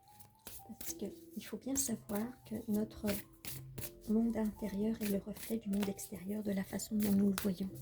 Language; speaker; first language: French; native; French